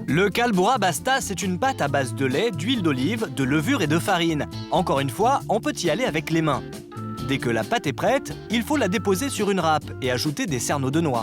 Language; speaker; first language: French; native; French